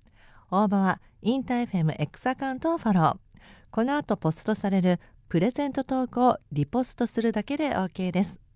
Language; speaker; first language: Japanese; native; Japanese